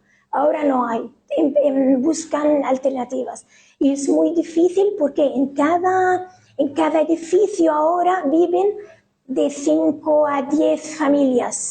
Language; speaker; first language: Spanish; non-native, fluent; Arabic